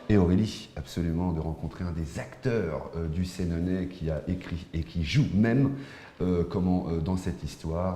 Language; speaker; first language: French; native; French